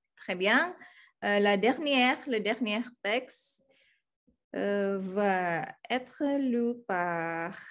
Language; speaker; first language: French; non-native, fluent; Indonesian